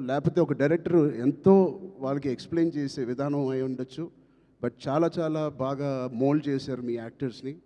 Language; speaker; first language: Telugu; native; Telugu